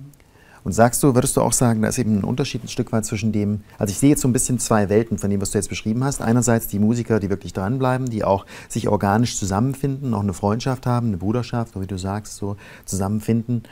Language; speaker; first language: German; native; German